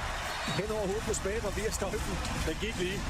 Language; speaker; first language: Danish; native; Danish